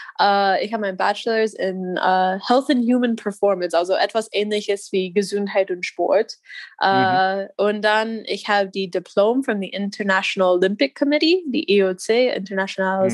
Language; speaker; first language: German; non-native, learner; English